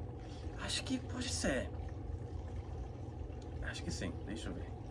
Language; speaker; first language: Portuguese; non-native, fluent; Korean